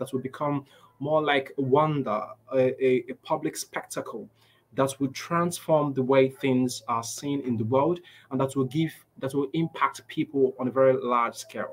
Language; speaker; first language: English; non-native, local second language; Igbo